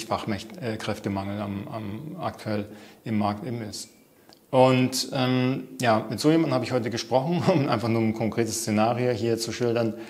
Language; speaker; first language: German; native; German